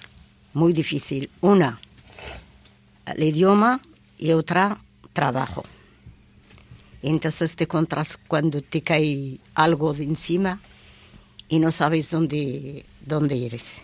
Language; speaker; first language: Spanish; non-native, learner; Arabic